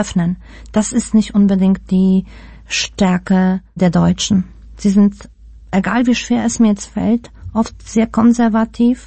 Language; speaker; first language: German; early bilingual, other home language; Polish